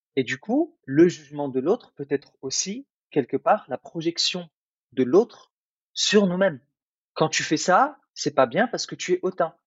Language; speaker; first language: French; early bilingual, other home language; Arabic